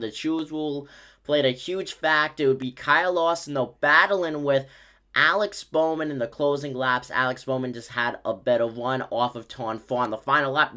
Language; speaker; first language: English; native; English